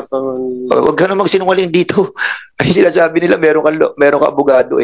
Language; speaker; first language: Filipino; native; Filipino